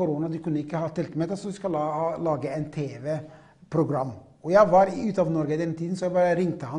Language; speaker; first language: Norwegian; non-native, fluent; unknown